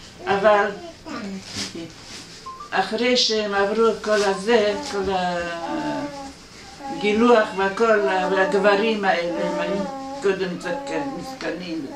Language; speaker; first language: Hebrew; non-native, fluent; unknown